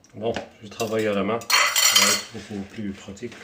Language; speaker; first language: French; non-native, local second language; Arabic